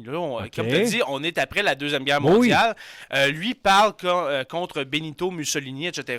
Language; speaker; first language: French; native; French